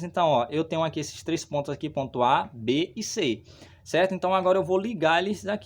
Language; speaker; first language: Portuguese; native; Portuguese